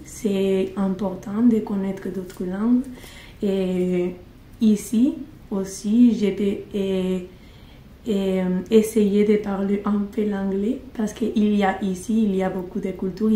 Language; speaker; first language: French; non-native, learner; Spanish